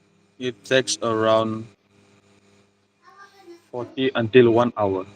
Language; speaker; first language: English; non-native, learner; Malay